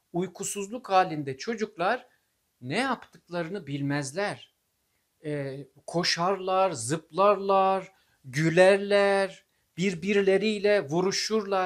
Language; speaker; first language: Turkish; native; Turkish